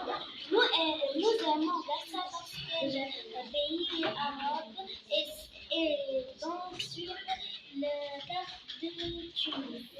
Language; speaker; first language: French; non-native, learner; Arabic